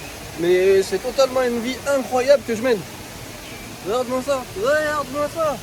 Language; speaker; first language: French; native; French